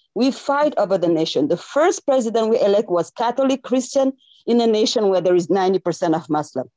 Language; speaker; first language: English; non-native, fluent; French